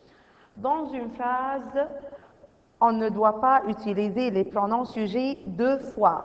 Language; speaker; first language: French; non-native, fluent; Arabic